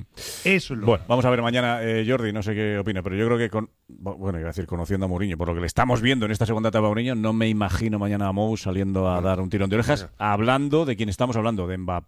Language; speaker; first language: Spanish; native; Spanish